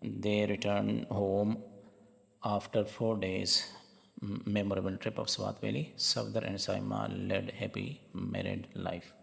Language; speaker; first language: English; non-native, local second language; Urdu